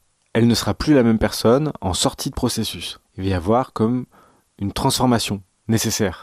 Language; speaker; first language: French; native; French